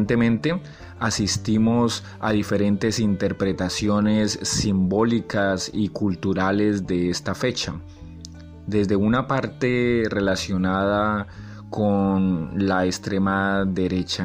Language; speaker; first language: Spanish; native; Spanish